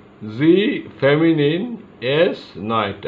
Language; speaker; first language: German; non-native, learner; Bangla